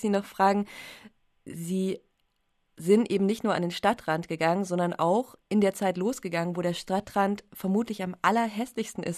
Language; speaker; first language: German; native; German